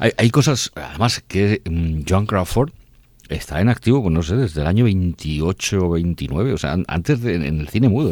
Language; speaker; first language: Spanish; native; Spanish